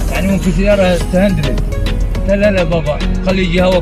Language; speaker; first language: Arabic; non-native, learner; Filipino